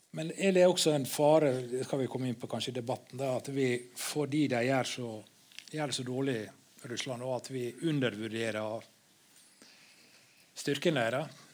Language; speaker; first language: Norwegian; native; Norwegian